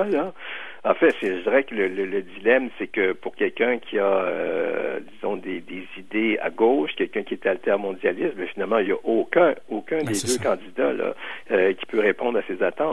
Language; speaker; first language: French; native; French